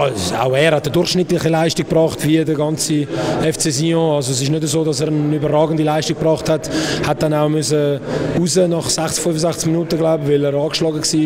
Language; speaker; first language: German; native; German